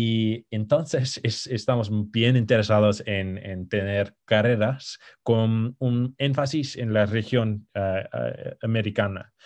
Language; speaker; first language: Spanish; non-native, fluent; English